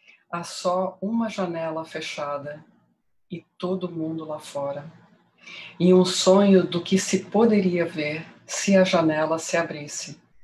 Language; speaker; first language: Portuguese; early bilingual, heritage; Portuguese